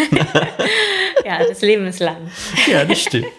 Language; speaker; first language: German; non-native, fluent; English